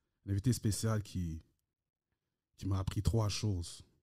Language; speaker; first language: French; early bilingual, heritage; French